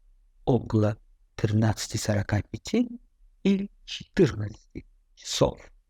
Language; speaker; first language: Russian; non-native, fluent; Tajik